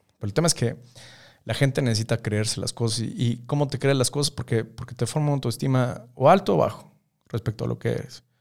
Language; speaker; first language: Spanish; native; Spanish